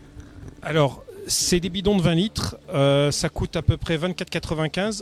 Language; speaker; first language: French; native; French